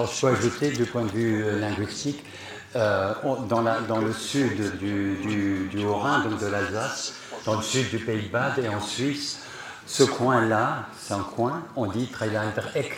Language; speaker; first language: French; non-native, local second language; Swiss German